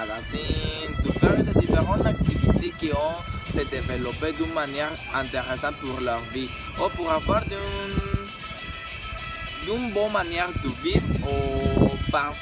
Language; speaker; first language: French; non-native, learner; Spanish